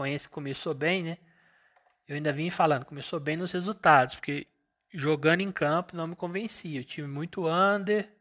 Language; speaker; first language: Portuguese; native; Portuguese